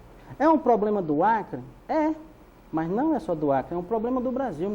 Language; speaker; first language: Portuguese; native; Portuguese